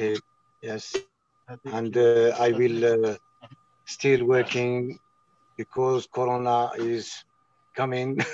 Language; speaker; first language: English; non-native, learner; French